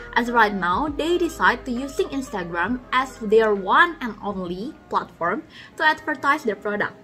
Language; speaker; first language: English; non-native, fluent; Indonesian